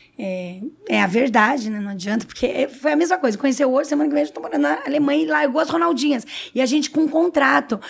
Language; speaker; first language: Portuguese; native; Portuguese